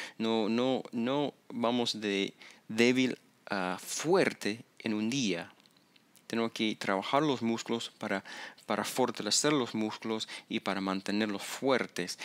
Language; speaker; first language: Spanish; non-native, fluent; English